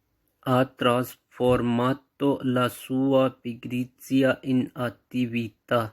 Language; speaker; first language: Italian; non-native, fluent; Urdu